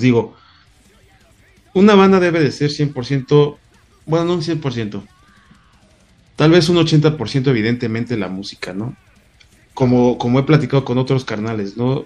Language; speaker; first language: Spanish; native; Spanish